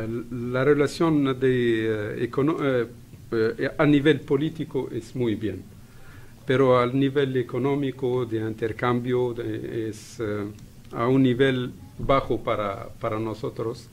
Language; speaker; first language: Spanish; non-native, fluent; Arabic